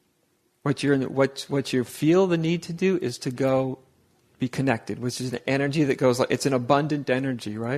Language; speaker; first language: English; native; English